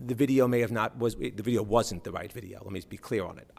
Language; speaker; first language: English; native; English